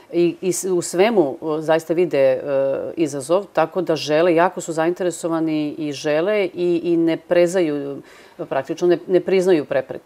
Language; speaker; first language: Serbian; native; Serbian